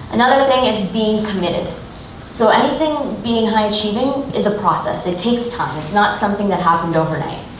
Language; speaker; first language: English; native; English